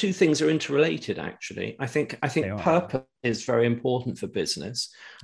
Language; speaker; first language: English; native; English